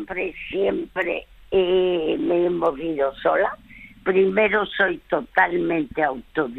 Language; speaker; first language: Spanish; early bilingual, other home language; French